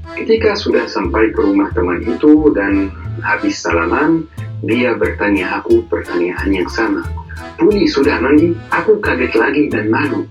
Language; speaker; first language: Indonesian; non-native, fluent; Arabic